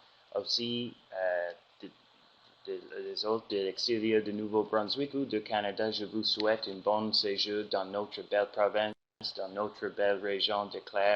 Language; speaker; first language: French; non-native, learner; English